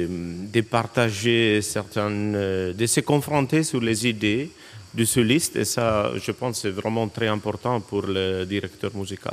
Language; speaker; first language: French; non-native, fluent; Italian